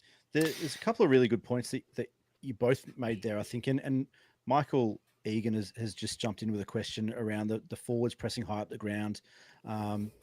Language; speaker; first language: English; native; English